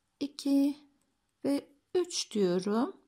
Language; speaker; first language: Turkish; native; Turkish